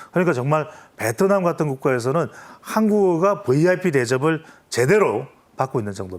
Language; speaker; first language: Korean; native; Korean